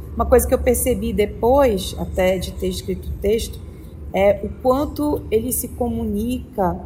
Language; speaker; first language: Portuguese; native; Portuguese